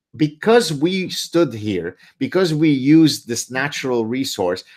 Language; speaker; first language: English; early bilingual, other home language; Arabic